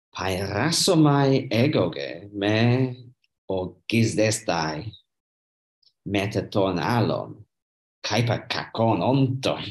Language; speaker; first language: Greek; non-native, learner; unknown